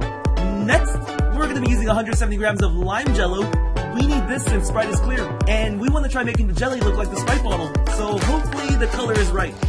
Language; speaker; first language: English; native; English